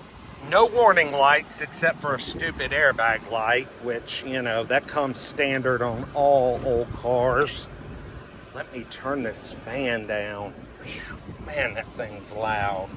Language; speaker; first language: English; native; English